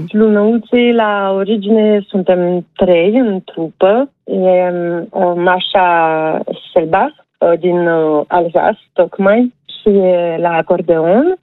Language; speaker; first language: Romanian; early bilingual, heritage; Romanian